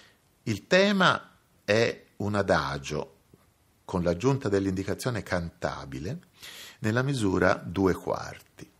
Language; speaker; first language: Italian; native; Italian